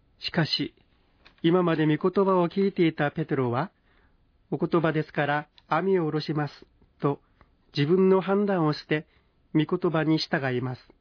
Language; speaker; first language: Japanese; non-native, fluent; Korean